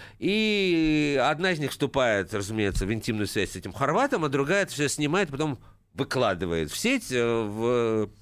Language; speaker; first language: Russian; native; Russian